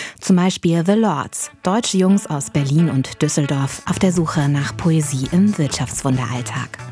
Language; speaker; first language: German; native; German